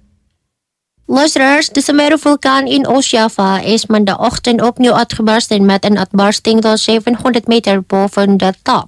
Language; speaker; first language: Dutch; non-native, fluent; Indonesian